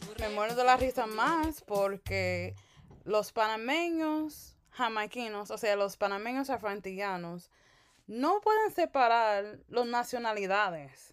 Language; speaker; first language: Spanish; early bilingual, heritage; Spanish